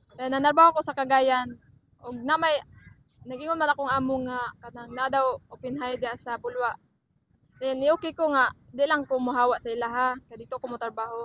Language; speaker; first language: Cebuano; non-native, local second language; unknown